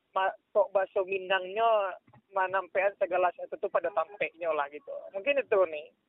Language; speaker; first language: Indonesian; non-native, local second language; Minangkabau